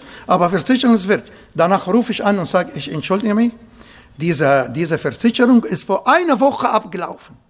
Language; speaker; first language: German; non-native, fluent; Arabic